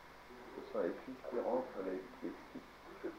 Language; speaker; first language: German; non-native, learner; French